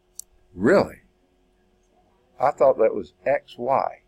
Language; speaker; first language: English; native; English